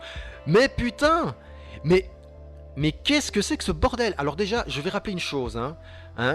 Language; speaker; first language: French; native; French